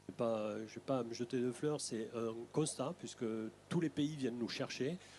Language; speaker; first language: French; native; French